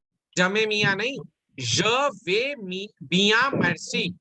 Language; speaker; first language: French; non-native, fluent; Hindi